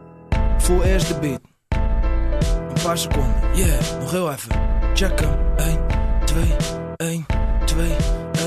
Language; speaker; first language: Dutch; native; Dutch